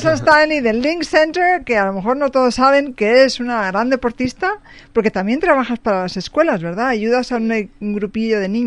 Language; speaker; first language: Spanish; native; Spanish